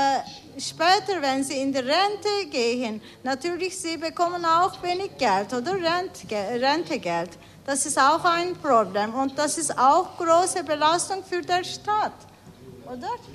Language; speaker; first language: German; non-native, learner; Turkish